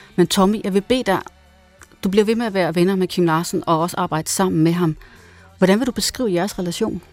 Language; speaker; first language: Danish; native; Danish